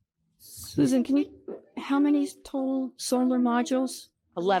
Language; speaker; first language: English; native; English